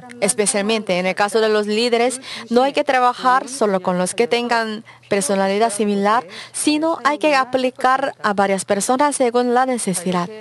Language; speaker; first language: Spanish; non-native, learner; Korean